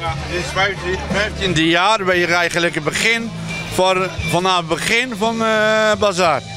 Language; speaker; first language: Dutch; non-native, learner; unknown